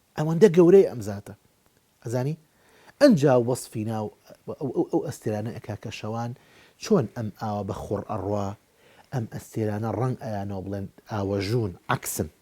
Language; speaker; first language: Central Kurdish; native; Central Kurdish